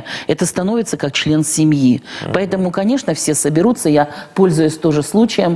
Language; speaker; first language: Russian; native; Russian